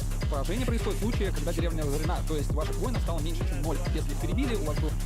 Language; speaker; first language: Russian; native; Russian